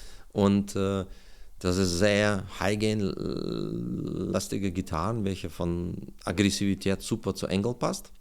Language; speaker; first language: German; non-native, learner; Russian